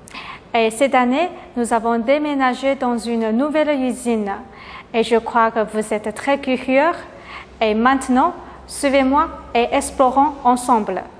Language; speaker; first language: French; non-native, learner; Chinese